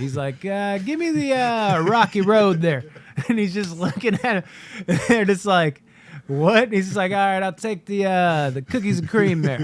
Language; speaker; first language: English; native; English